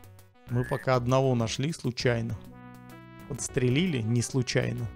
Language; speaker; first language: Russian; native; Russian